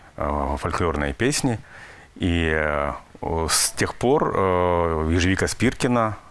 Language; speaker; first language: Russian; native; Russian